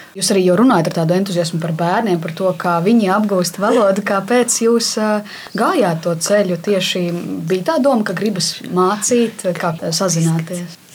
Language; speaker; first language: Latvian; native; Latvian